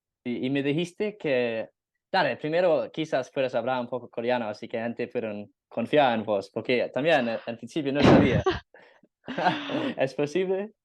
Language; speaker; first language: Spanish; non-native, learner; English